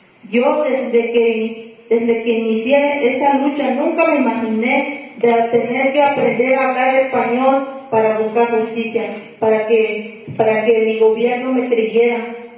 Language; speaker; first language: Spanish; non-native, local second language; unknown